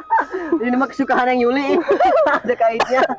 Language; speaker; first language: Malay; non-native, local second language; Sundanese